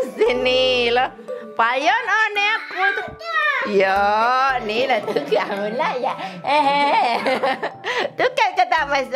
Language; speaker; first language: Finnish; non-native, learner; Indonesian